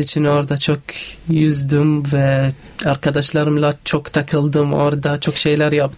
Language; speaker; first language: Turkish; non-native, learner; Arabic